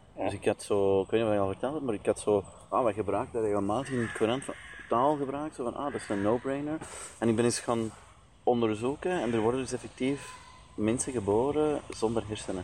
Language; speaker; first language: Dutch; native; Dutch